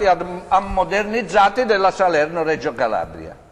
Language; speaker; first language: Italian; native; Italian